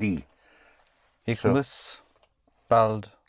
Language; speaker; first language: German; non-native, learner; English